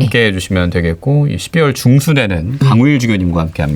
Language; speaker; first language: Korean; native; Korean